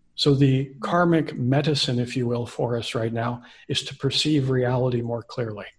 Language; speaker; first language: English; native; English